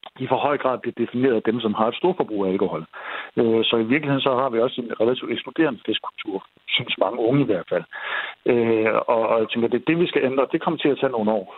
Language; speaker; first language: Danish; native; Danish